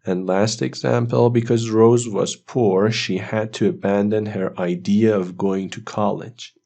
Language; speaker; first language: English; non-native, fluent; Persian